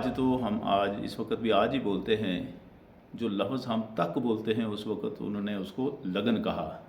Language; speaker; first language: Urdu; non-native, local second language; Pahari-Potwari